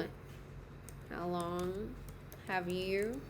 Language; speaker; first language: English; non-native, fluent; Vietnamese